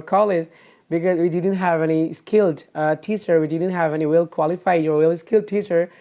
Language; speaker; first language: English; non-native, fluent; Bangla